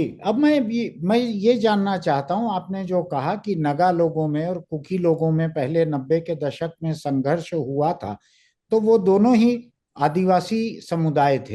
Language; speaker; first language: Hindi; native; Hindi